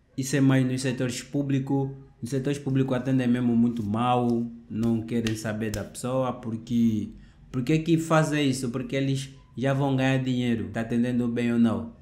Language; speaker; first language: Portuguese; native; Portuguese